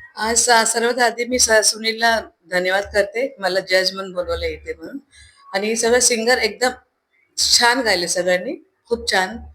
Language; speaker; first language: Marathi; non-native, local second language; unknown